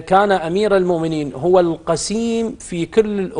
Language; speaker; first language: Arabic; native; Arabic